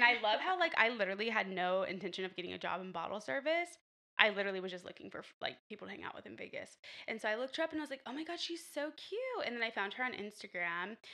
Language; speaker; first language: English; native; English